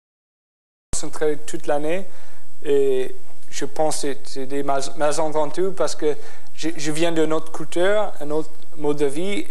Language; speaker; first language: French; non-native, fluent; English